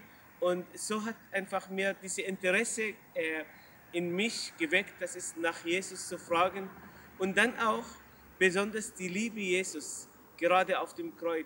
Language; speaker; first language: German; non-native, learner; Arabic